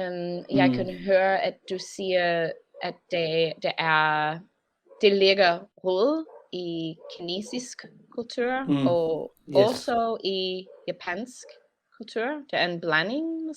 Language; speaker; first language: Danish; non-native, learner; English